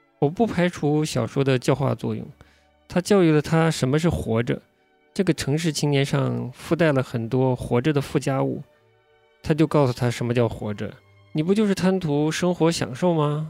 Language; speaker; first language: Chinese; native; Chinese